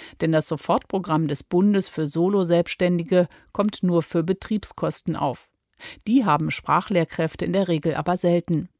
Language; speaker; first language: German; native; German